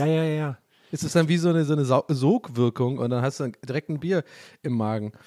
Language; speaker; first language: German; native; German